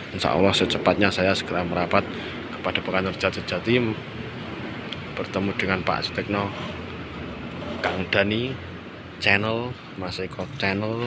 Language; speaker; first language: Indonesian; non-native, local second language; Javanese